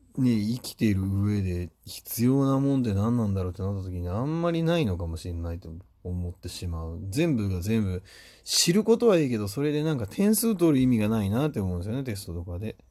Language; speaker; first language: Japanese; native; Japanese